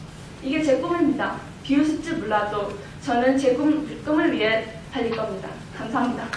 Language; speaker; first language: Korean; early bilingual, heritage; Korean